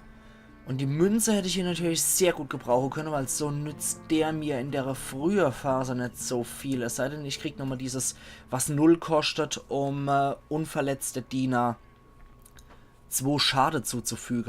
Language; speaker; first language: German; native; German